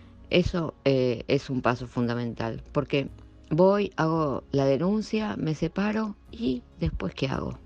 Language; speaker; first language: Spanish; native; Spanish